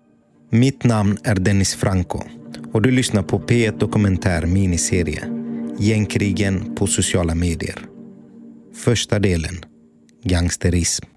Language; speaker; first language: Swedish; native; Swedish